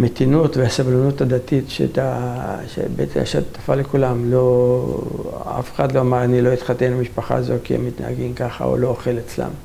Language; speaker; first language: Hebrew; non-native, fluent; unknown